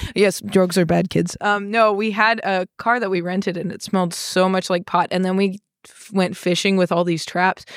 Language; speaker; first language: English; native; English